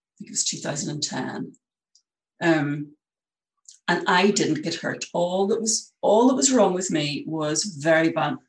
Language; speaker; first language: English; native; English